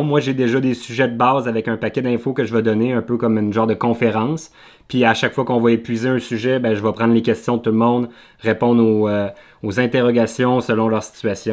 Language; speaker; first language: French; native; French